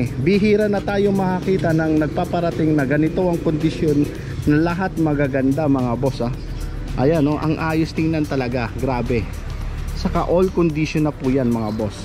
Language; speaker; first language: Filipino; native; Filipino